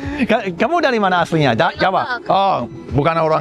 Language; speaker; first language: Indonesian; non-native, fluent; English